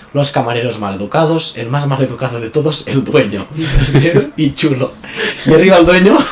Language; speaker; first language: Spanish; non-native, local second language; Catalan